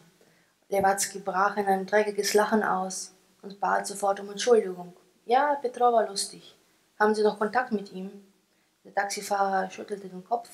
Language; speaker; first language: German; non-native, fluent; Ukrainian